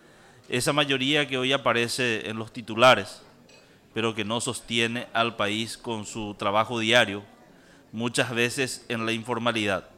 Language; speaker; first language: Spanish; native; Spanish